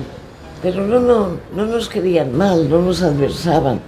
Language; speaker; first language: Spanish; native; Spanish